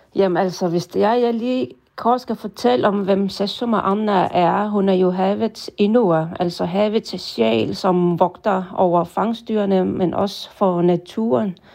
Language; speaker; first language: Danish; non-native, local second language; Kalaallisut